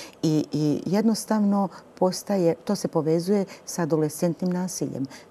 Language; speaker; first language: Serbian; native; Serbian